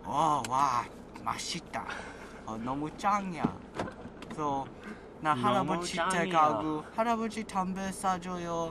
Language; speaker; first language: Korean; early bilingual, heritage; English